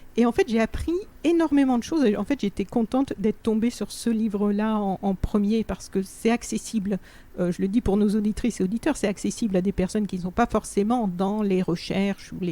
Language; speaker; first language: French; native; French